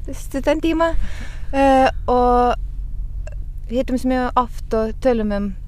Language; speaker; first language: Icelandic; non-native, fluent; Lithuanian